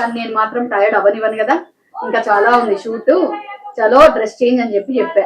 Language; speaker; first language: Telugu; non-native, local second language; Bangla